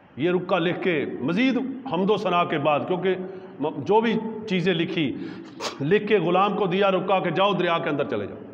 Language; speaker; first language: Urdu; non-native, local second language; Punjabi